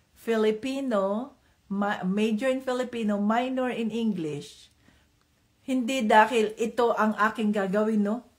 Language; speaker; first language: Filipino; non-native, local second language; Cebuano